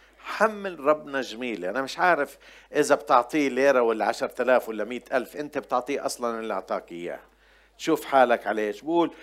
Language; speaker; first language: Arabic; non-native, local second language; Armenian